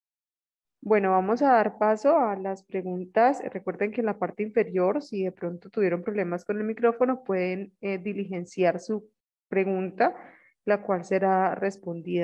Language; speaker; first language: Spanish; native; Spanish